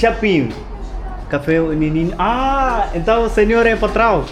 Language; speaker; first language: Portuguese; non-native, learner; Malayalam